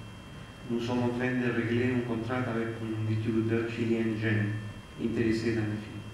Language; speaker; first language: French; non-native, fluent; Spanish